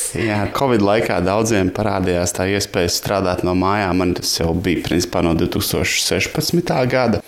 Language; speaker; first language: Latvian; native; Latvian